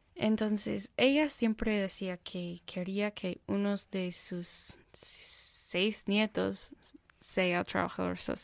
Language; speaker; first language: Spanish; non-native, fluent; English